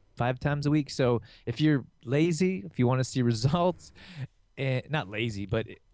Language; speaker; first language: English; native; English